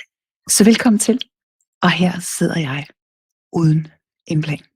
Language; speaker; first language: Danish; native; Danish